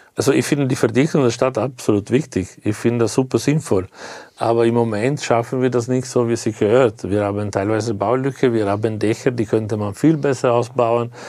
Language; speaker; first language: German; non-native, fluent; Italian